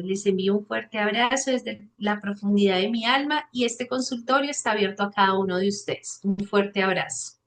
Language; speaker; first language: Spanish; native; Spanish